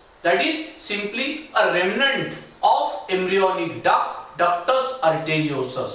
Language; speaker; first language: English; non-native, local second language; Marathi